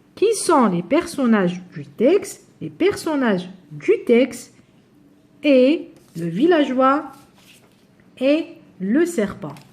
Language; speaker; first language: French; non-native, local second language; Arabic